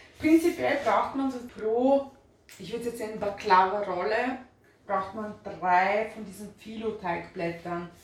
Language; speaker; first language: German; early bilingual, other home language; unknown